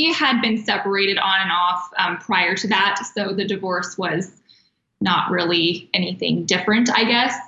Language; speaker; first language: English; native; English